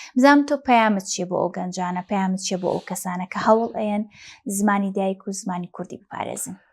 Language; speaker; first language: Central Kurdish; native; Central Kurdish